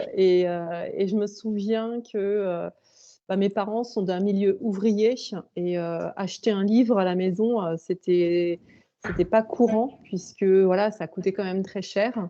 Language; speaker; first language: French; native; French